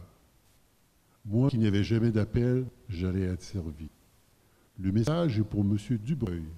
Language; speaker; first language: French; native; French